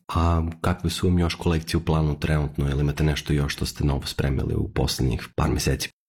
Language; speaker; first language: Serbian; early bilingual, heritage; Serbian